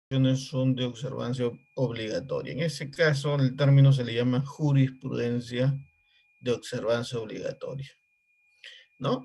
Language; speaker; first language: Spanish; native; Spanish